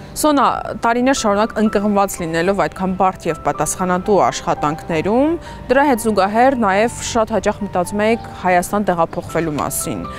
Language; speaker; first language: Armenian; native; Armenian